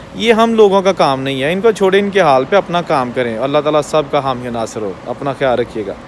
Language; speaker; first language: Urdu; non-native, local second language; Punjabi